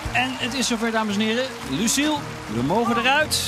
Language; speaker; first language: Dutch; native; Dutch